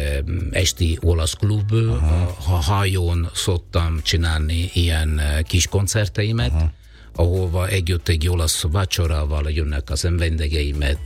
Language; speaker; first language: Hungarian; non-native, fluent; Italian